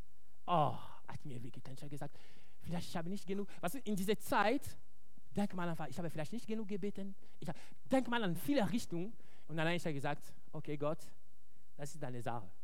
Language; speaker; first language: German; non-native, fluent; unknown